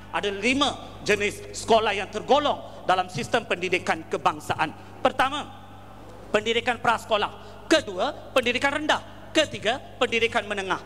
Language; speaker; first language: Malay; non-native, local second language; Tamil